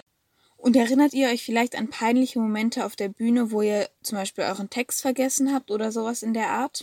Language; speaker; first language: German; native; German